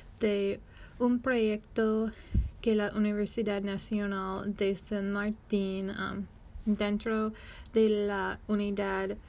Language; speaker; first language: Spanish; non-native, learner; English